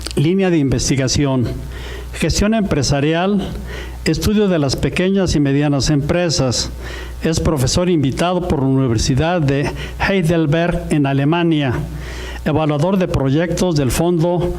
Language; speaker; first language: Spanish; native; Spanish